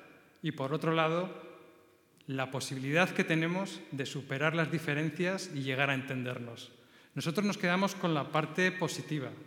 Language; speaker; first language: Spanish; native; Spanish